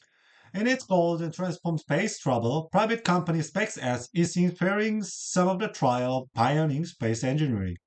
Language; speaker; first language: English; non-native, learner; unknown